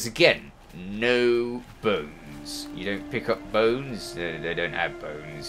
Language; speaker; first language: English; native; English